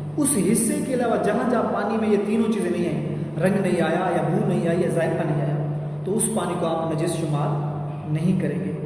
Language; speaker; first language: Urdu; non-native, local second language; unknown